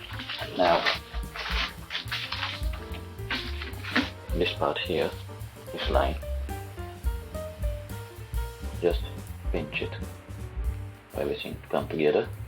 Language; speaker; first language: English; non-native, fluent; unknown